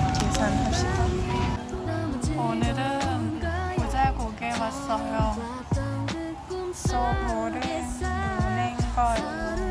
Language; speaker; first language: Korean; non-native, learner; Thai